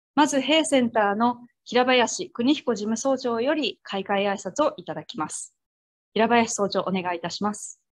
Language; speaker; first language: Japanese; native; Japanese